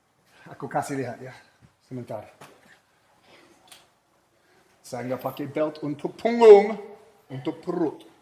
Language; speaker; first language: Indonesian; non-native, fluent; English